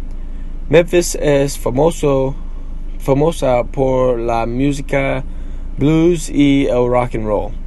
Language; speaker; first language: Spanish; non-native, learner; English